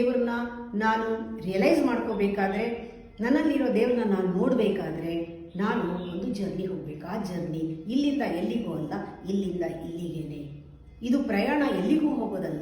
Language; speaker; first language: Kannada; native; Kannada